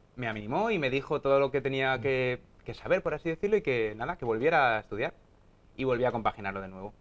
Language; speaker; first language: Spanish; native; Spanish